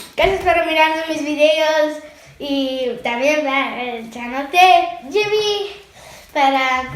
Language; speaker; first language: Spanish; early bilingual, heritage; Spanish